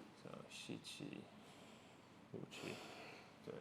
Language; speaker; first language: Chinese; non-native, learner; English